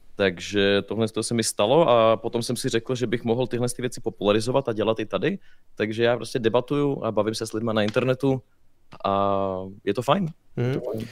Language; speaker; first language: Czech; early bilingual, other home language; Russian